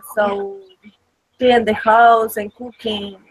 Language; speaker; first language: English; non-native, learner; Spanish